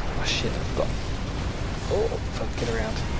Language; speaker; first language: English; native; English